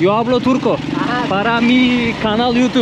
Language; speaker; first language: Spanish; non-native, learner; Turkish